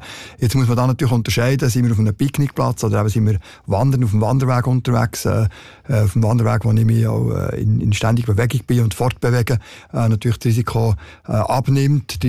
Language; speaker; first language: German; native; German